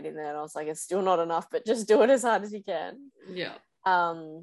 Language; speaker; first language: English; native; English